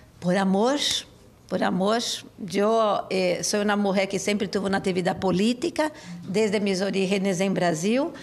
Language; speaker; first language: Portuguese; native; Portuguese